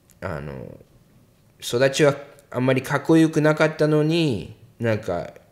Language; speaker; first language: Japanese; early bilingual, heritage; English